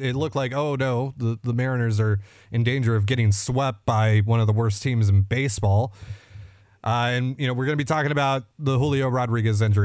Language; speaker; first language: English; native; English